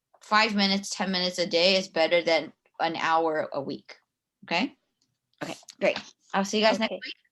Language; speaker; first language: English; non-native, fluent; Chinese